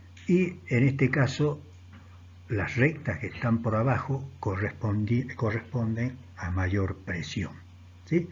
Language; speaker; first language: Spanish; native; Spanish